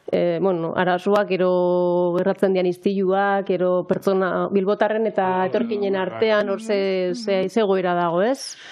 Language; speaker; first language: Basque; native; Basque